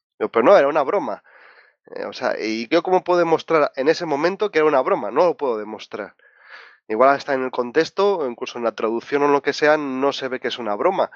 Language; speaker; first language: Spanish; native; Spanish